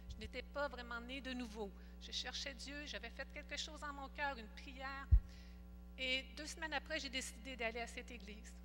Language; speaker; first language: French; native; French